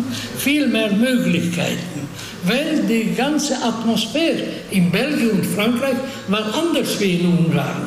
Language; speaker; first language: German; non-native, fluent; Hungarian